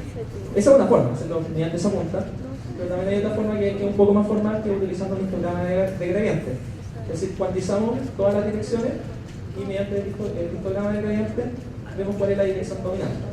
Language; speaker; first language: Spanish; native; Spanish